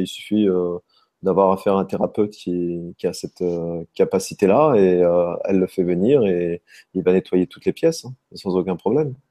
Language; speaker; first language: French; native; French